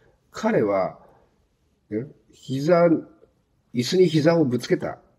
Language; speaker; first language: Japanese; native; Japanese